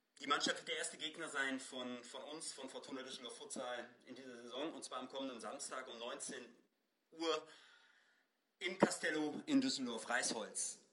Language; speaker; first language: German; native; German